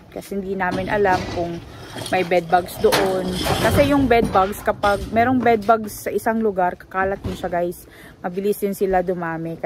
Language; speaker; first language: Filipino; non-native, local second language; Cebuano